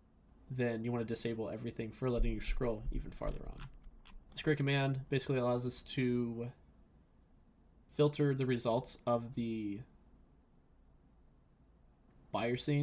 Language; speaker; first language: English; native; English